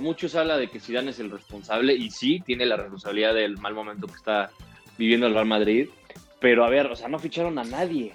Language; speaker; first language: Spanish; native; Spanish